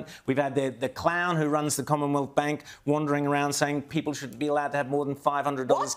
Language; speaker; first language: English; native; English